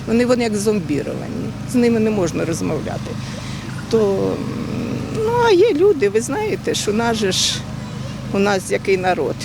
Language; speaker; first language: Ukrainian; non-native, local second language; Russian